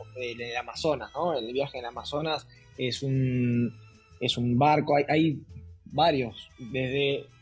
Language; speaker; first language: Spanish; native; Spanish